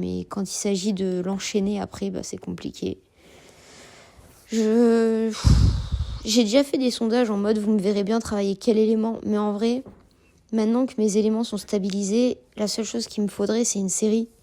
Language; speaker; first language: French; native; French